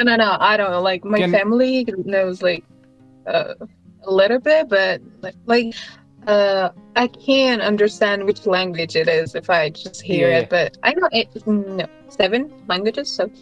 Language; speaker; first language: English; non-native, fluent; Persian